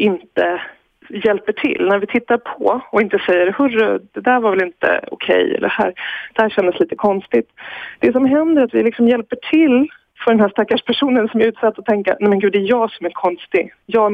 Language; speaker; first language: Swedish; native; Swedish